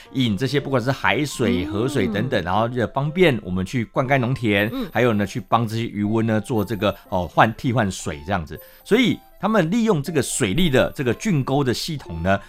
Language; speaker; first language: Chinese; native; Chinese